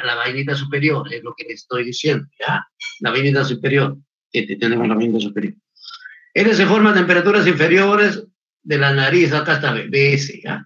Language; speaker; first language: Spanish; native; Spanish